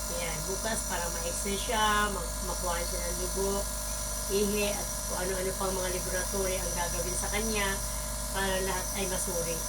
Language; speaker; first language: Filipino; native; Filipino